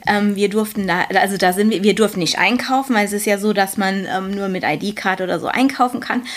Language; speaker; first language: German; native; German